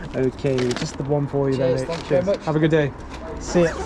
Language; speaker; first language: English; native; English